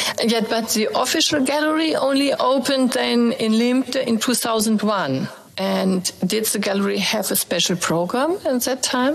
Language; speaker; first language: English; non-native, fluent; German